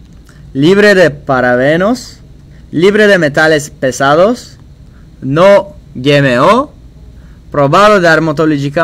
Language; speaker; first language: Spanish; non-native, learner; Turkish